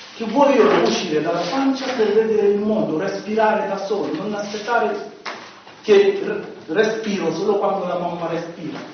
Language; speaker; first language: Italian; non-native, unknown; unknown